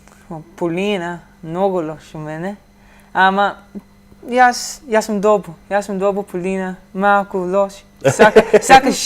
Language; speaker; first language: Macedonian; early bilingual, heritage; Macedonian